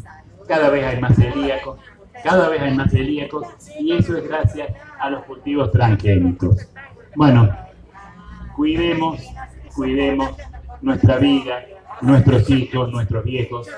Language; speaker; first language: Spanish; native; Spanish